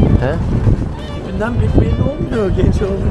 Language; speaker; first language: Turkish; early bilingual, heritage; Turkish